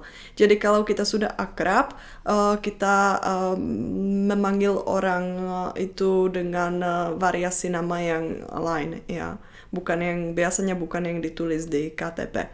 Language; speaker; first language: Indonesian; non-native, fluent; Czech